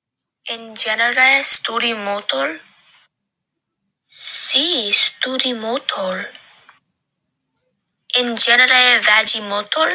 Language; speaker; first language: Italian; non-native, learner; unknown